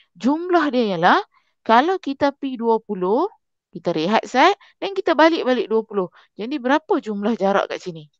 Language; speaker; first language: Malay; native; Malay